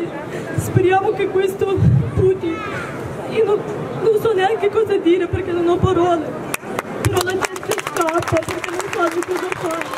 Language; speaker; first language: Italian; non-native, fluent; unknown